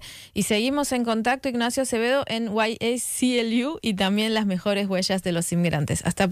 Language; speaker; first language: Spanish; native; Spanish